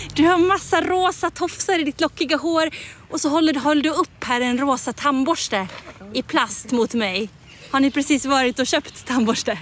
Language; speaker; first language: Swedish; native; Swedish